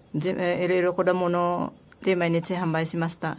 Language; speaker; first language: Japanese; non-native, learner; Filipino